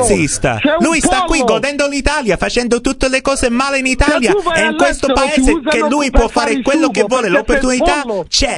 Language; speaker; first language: Italian; non-native, fluent; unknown